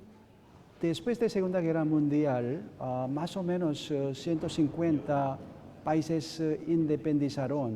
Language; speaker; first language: Spanish; non-native, learner; Korean